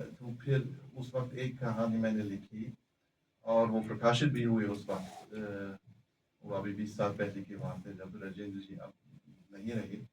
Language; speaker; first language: Hindi; non-native, fluent; German